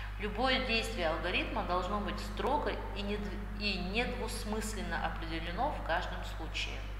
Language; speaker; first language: Russian; non-native, local second language; Kazakh